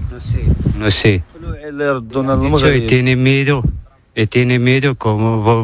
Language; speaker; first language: Spanish; non-native, learner; Arabic